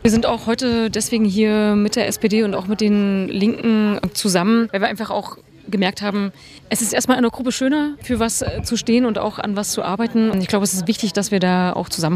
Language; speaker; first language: German; native; German